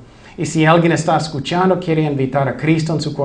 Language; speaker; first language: Spanish; non-native, fluent; English